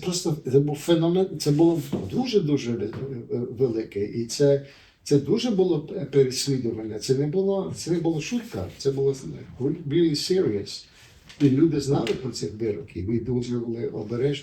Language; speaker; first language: Ukrainian; early bilingual, heritage; Ukrainian